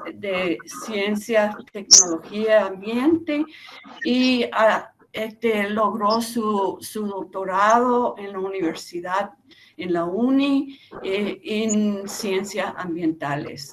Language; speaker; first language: Spanish; non-native, fluent; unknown